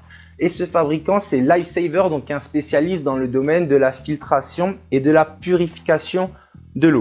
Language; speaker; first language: French; native; French